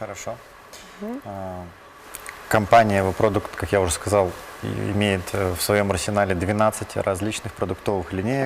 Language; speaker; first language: Russian; native; Russian